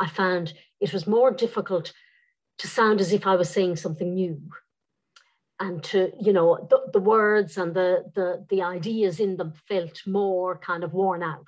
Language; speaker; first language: English; non-native, local second language; Irish